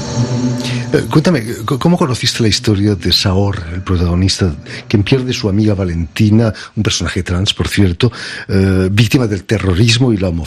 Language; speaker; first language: Spanish; native; Spanish